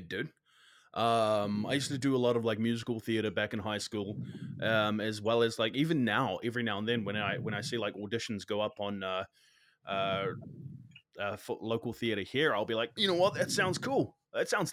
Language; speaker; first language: English; native; English